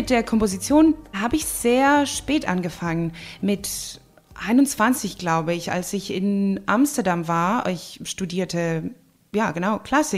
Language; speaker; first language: German; non-native, fluent; Greek